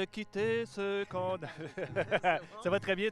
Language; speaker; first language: French; native; French